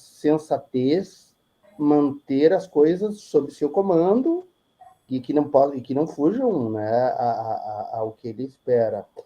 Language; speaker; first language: Portuguese; native; Portuguese